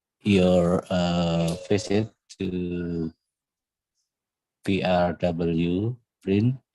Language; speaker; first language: English; non-native, fluent; Indonesian